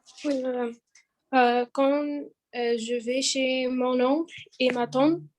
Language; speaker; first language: French; non-native, learner; Arabic